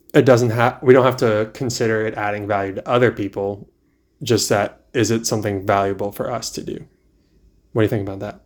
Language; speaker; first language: English; native; English